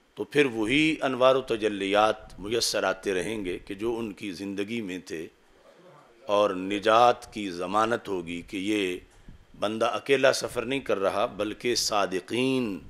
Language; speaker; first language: Urdu; non-native, local second language; Punjabi